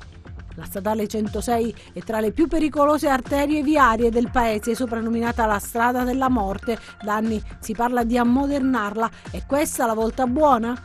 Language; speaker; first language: Italian; native; Italian